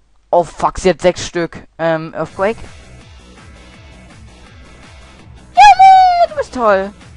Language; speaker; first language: German; native; German